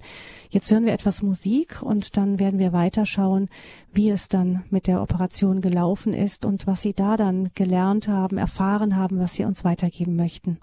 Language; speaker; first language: German; native; German